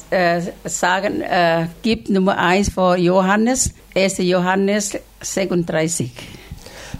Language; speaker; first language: German; non-native, learner; Thai